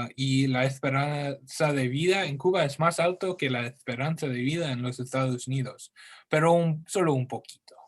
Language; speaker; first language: Spanish; non-native, learner; English